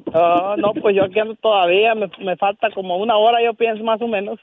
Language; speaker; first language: Spanish; native; Spanish